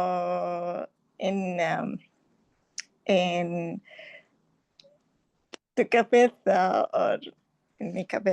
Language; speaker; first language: Spanish; non-native, learner; English